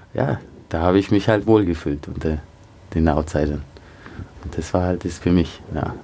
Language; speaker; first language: German; early bilingual, other home language; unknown